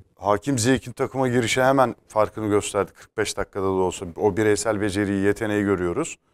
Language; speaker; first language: Turkish; native; Turkish